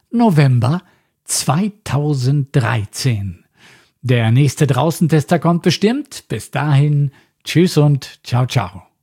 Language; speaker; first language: German; native; German